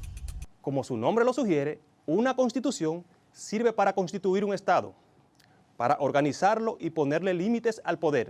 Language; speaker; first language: Spanish; native; Spanish